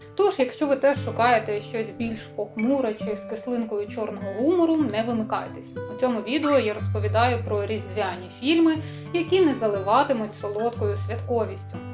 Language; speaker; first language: Ukrainian; native; Ukrainian